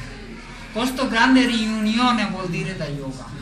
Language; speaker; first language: Italian; non-native, learner; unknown